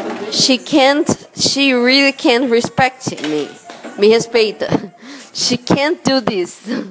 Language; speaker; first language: English; non-native, learner; Portuguese